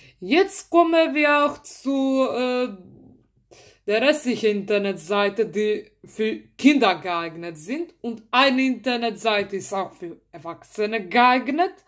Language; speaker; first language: German; early bilingual, other home language; Macedonian